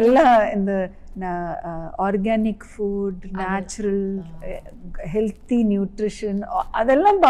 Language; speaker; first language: Tamil; non-native, local second language; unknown